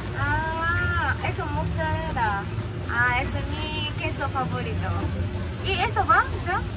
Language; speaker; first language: Spanish; non-native, learner; Japanese